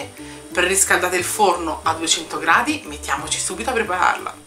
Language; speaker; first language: Italian; native; Italian